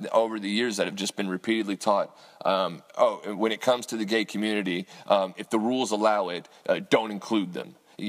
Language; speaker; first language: English; native; English